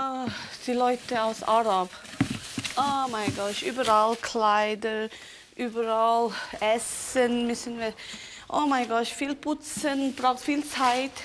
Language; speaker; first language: German; non-native, local second language; Tibetan